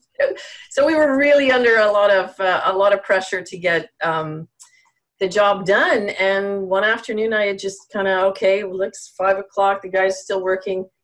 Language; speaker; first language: English; native; English